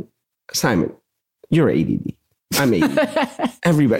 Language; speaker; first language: English; native; English